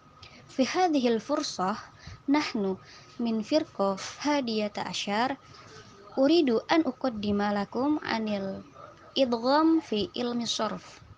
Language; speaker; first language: Arabic; non-native, learner; Indonesian